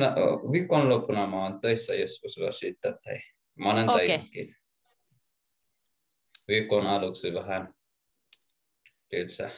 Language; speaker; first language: Finnish; non-native, learner; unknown